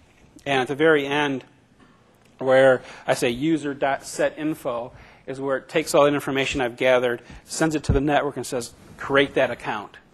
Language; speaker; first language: English; native; English